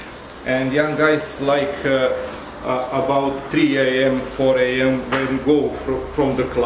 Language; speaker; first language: English; non-native, learner; Serbian